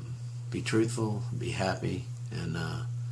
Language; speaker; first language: English; native; English